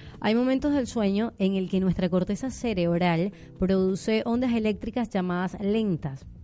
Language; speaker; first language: Spanish; native; Spanish